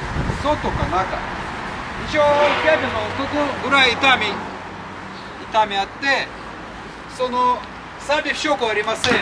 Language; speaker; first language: Japanese; non-native, fluent; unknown